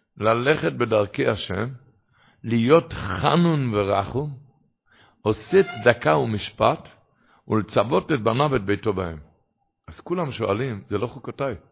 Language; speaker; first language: Hebrew; non-native, local second language; Yiddish